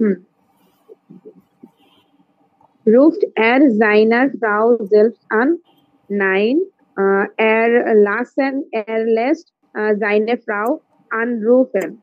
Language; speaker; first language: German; non-native, learner; Bangla